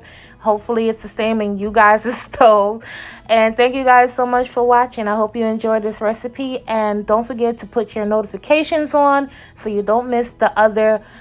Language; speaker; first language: English; native; English